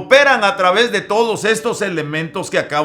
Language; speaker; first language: Spanish; native; Spanish